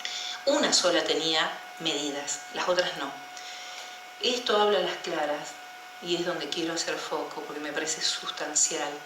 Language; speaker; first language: Spanish; native; Spanish